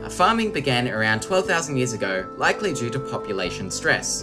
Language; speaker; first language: English; native; English